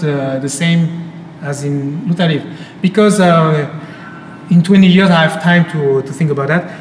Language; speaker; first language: English; non-native, fluent; French